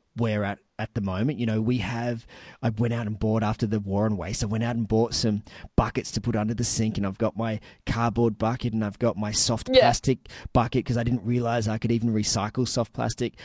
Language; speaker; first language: English; native; English